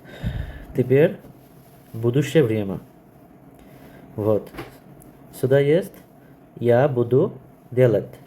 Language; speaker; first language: Russian; non-native, learner; Bangla